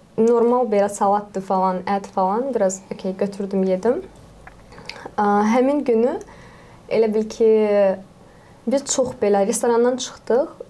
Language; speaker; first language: Azerbaijani; non-native, local second language; Lezghian